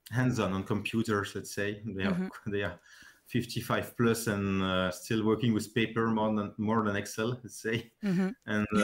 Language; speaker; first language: English; non-native, fluent; French